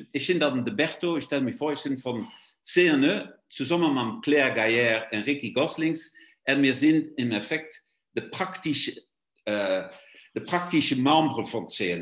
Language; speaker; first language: German; non-native, fluent; Luxembourgish